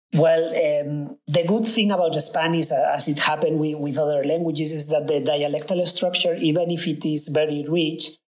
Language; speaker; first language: English; non-native, fluent; Spanish